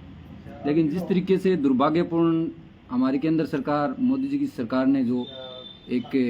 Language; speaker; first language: Hindi; native; Hindi